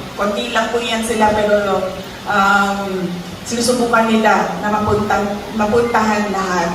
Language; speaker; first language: Filipino; non-native, local second language; Cebuano